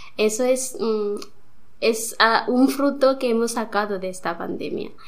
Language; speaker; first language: Spanish; non-native, fluent; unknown